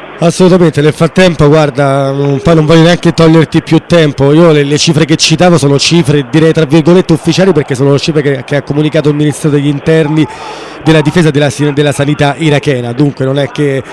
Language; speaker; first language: Italian; native; Italian